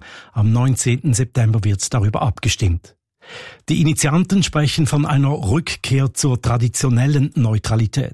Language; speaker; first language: German; native; German